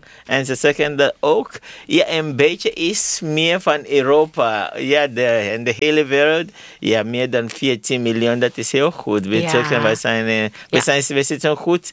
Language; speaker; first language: Dutch; non-native, learner; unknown